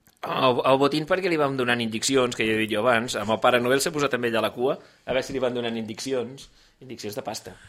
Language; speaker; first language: Catalan; native; Catalan